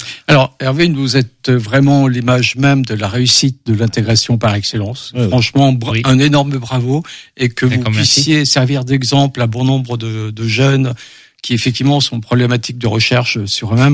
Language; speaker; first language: French; native; French